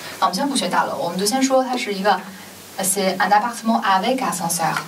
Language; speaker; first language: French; non-native, fluent; Chinese